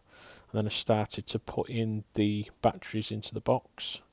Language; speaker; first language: English; native; English